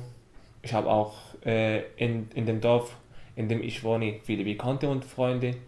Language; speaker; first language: German; early bilingual, other home language; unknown